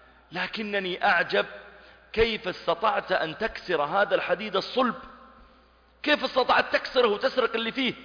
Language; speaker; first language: Arabic; native; Arabic